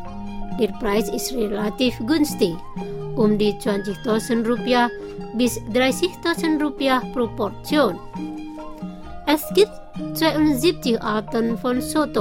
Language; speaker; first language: German; non-native, fluent; Indonesian